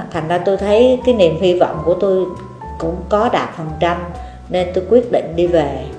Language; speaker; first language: Vietnamese; native; Vietnamese